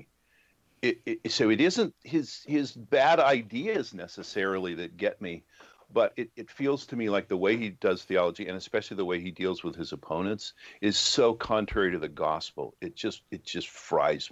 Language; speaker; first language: English; native; English